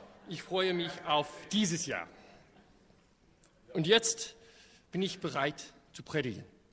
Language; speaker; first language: German; non-native, learner; English